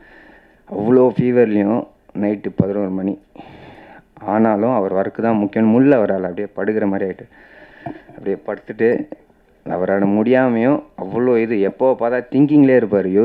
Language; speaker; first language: Tamil; native; Tamil